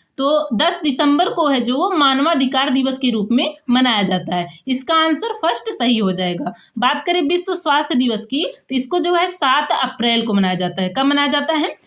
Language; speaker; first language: Hindi; native; Hindi